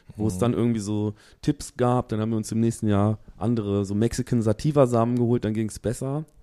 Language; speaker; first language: German; native; German